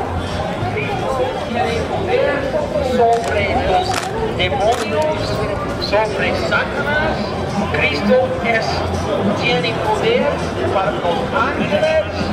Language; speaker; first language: Spanish; non-native, learner; English